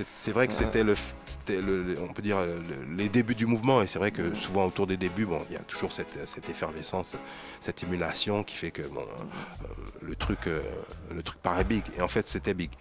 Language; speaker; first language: French; native; French